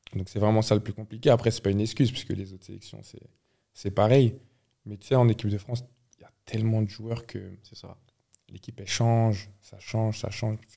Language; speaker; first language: French; native; French